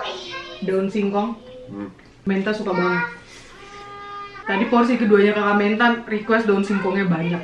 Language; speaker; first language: Indonesian; native; Indonesian